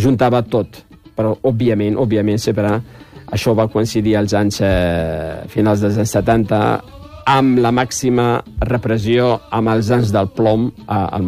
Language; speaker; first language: Catalan; non-native, fluent; Riffian